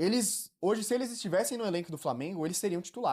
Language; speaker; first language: Portuguese; native; Portuguese